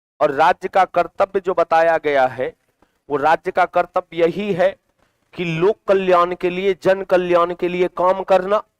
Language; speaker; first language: Hindi; native; Hindi